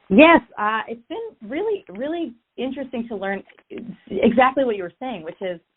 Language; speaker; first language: English; native; English